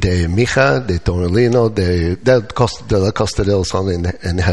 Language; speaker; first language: Spanish; non-native, learner; English